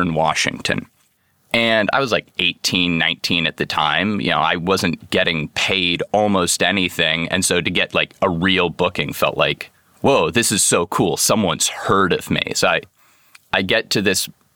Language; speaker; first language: English; native; English